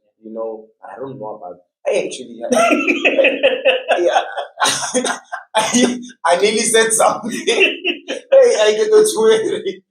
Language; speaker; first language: English; non-native, local second language; Tswana